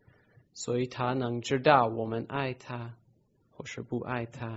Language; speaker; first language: Chinese; non-native, fluent; English